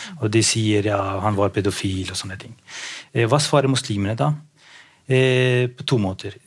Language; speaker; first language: Norwegian; non-native, fluent; Albanian